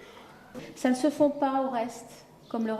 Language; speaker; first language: French; native; French